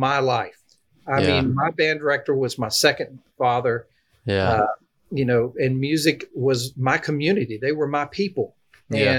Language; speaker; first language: English; native; English